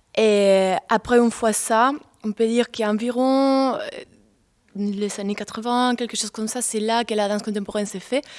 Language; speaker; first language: French; non-native, fluent; Spanish